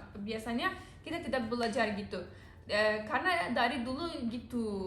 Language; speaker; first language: Indonesian; non-native, learner; Turkish